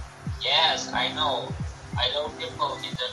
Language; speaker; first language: English; non-native, learner; Turkish